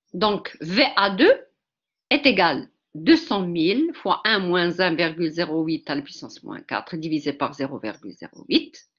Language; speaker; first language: French; non-native, local second language; Arabic